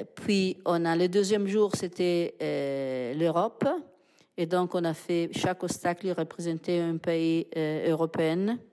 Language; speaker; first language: French; non-native, fluent; Italian